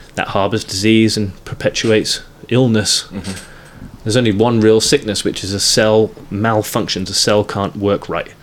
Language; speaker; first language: English; native; English